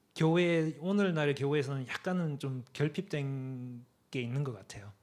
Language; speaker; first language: Korean; early bilingual, other home language; English